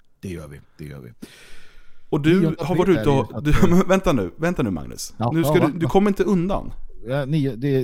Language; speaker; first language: Swedish; native; Swedish